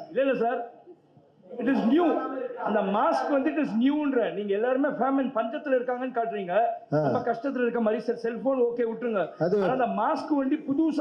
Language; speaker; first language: Tamil; native; Tamil